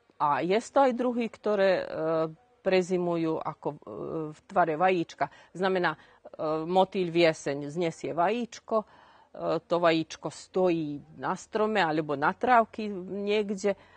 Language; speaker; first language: Slovak; native; Slovak